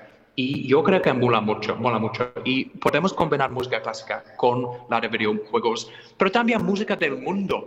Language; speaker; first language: Spanish; non-native, fluent; English